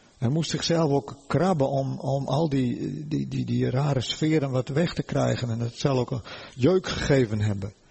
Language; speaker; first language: Dutch; native; Dutch